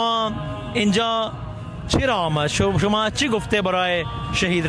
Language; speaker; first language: Persian; non-native, learner; Urdu